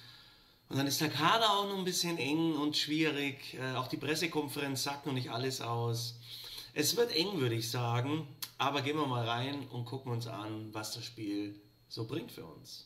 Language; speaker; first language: German; native; German